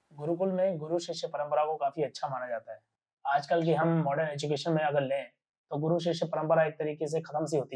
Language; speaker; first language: Hindi; native; Hindi